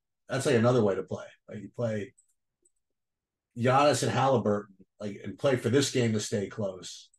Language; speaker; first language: English; native; English